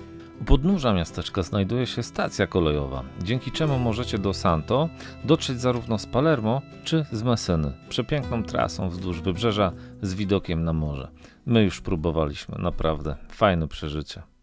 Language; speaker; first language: Polish; native; Polish